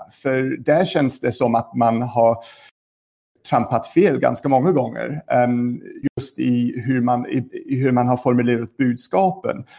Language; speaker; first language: Swedish; non-native, fluent; English